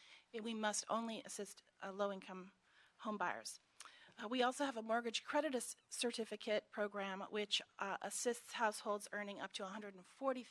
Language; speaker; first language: English; native; English